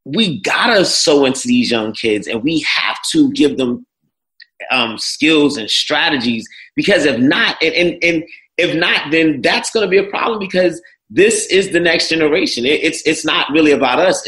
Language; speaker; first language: English; native; English